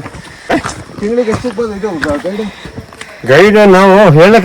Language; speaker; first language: Kannada; native; Kannada